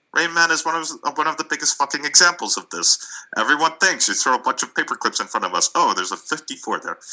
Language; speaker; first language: English; non-native, fluent; Russian